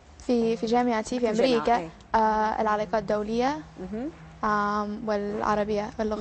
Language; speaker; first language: Arabic; early bilingual, heritage; English